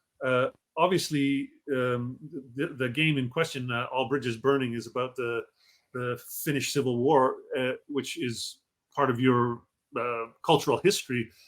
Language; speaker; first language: English; native; English